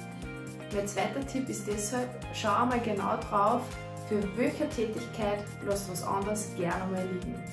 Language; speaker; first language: German; native; German